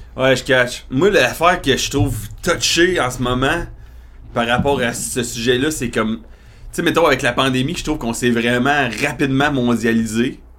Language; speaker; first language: French; native; French